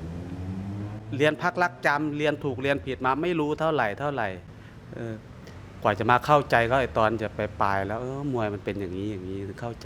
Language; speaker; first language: Thai; native; Thai